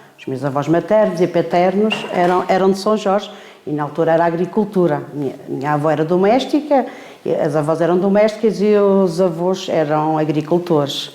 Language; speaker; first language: Portuguese; native; Portuguese